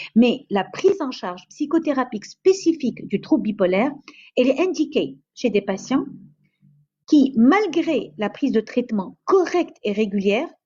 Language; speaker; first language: French; non-native, local second language; Arabic